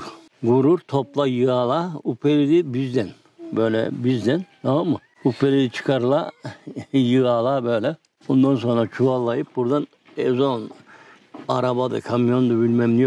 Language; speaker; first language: Turkish; native; Turkish